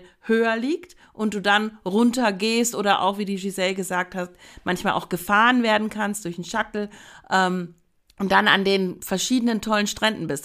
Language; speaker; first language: German; native; German